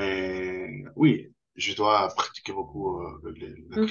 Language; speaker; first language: French; non-native, fluent; Spanish